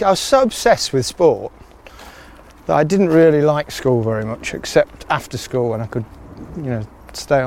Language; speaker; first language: English; native; English